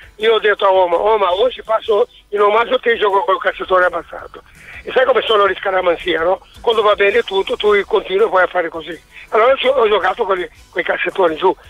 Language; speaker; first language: Italian; non-native, fluent; Portuguese